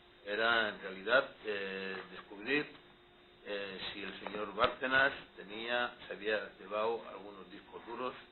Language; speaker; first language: Spanish; native; Spanish